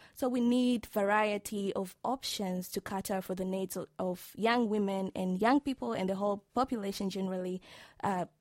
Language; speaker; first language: English; non-native, local second language; Swahili